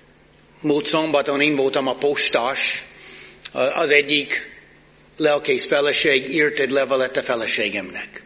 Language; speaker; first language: Hungarian; non-native, fluent; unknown